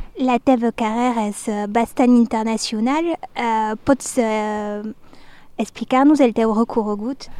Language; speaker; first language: Catalan; non-native, local second language; French